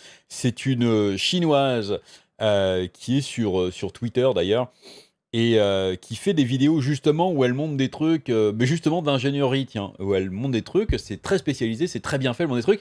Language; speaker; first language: French; native; French